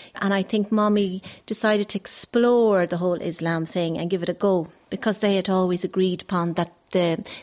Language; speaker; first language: English; non-native, local second language; Irish